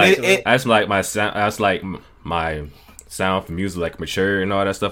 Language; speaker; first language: English; native; English